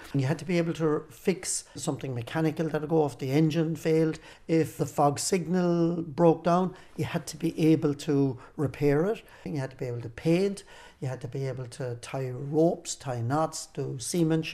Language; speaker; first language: English; native; English